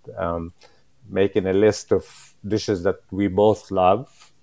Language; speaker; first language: English; non-native, fluent; Arabic